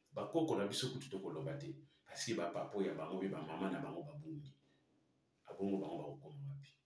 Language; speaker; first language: Lingala; non-native, local second language; Kongo